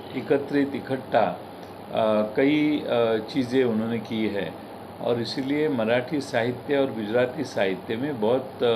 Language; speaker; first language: Hindi; non-native, local second language; Marathi